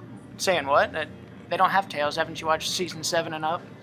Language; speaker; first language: English; native; English